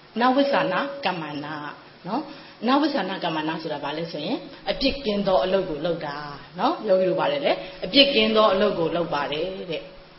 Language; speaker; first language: Burmese; native; Burmese